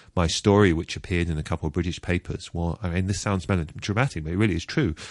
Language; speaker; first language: English; native; English